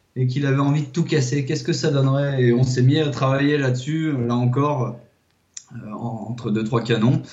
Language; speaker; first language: French; native; French